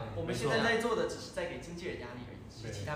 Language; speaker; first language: Chinese; native; Chinese